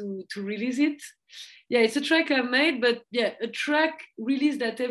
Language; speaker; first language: English; non-native, fluent; French